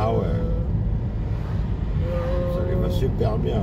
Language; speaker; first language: French; native; French